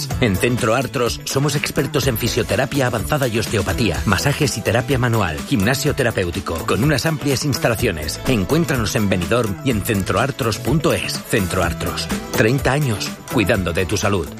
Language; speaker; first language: Spanish; native; Spanish